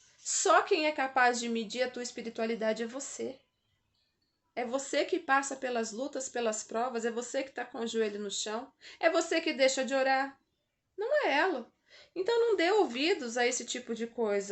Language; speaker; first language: Portuguese; native; Portuguese